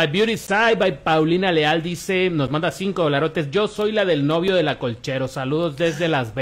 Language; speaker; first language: Spanish; native; Spanish